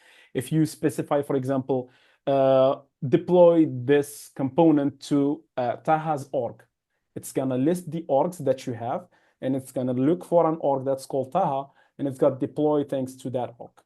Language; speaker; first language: English; non-native, fluent; Arabic